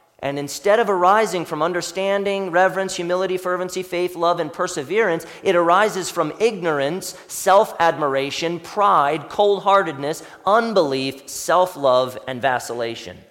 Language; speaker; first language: English; native; English